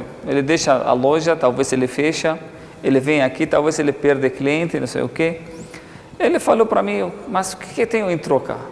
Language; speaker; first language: Portuguese; non-native, fluent; Arabic